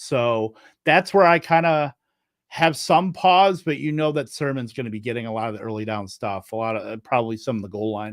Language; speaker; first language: English; native; English